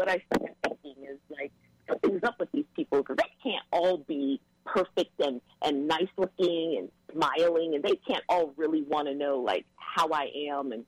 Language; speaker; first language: English; native; English